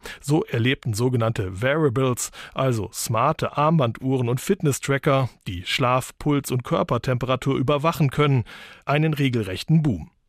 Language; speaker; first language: German; native; German